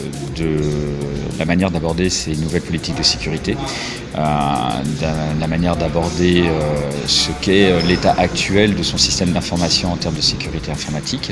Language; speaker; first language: French; native; French